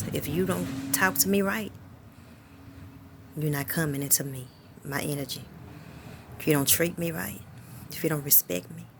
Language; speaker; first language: English; native; English